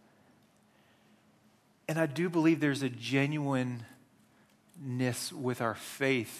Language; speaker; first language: English; native; English